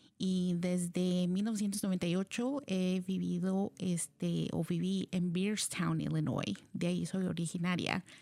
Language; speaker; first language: Spanish; early bilingual, heritage; Spanish